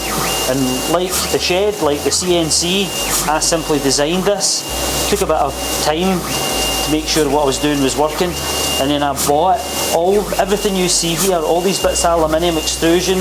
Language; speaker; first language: English; native; English